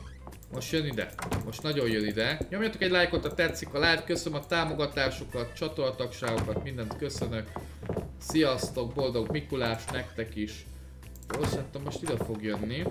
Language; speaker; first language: Hungarian; native; Hungarian